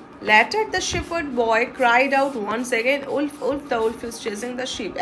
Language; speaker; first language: English; non-native, local second language; Bangla